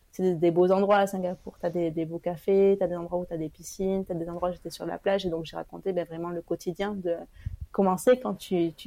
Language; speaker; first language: French; native; French